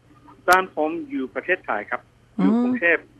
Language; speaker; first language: Thai; non-native, fluent; English